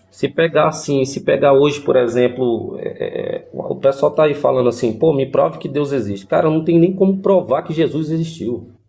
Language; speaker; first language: Portuguese; native; Portuguese